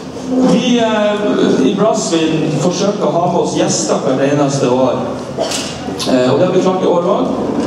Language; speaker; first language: Norwegian; native; Norwegian